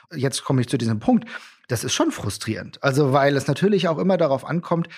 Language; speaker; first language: German; native; German